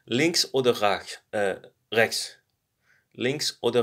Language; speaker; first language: German; non-native, learner; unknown